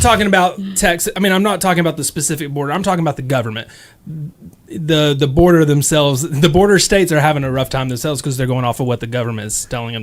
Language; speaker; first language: English; native; English